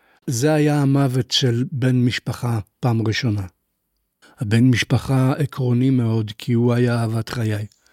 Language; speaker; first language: Hebrew; non-native, fluent; Polish